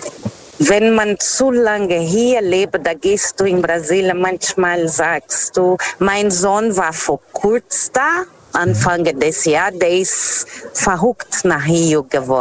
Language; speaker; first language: German; non-native, fluent; Portuguese